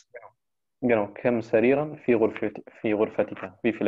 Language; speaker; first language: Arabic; non-native, fluent; German